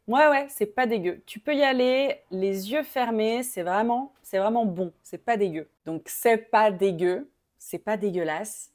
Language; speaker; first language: French; native; French